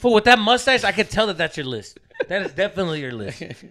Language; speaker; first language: English; early bilingual, other home language; Spanish